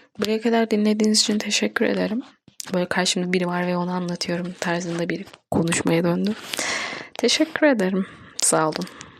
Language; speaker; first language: Turkish; non-native, local second language; Kurdish